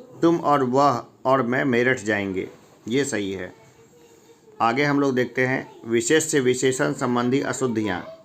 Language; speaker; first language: Hindi; native; Hindi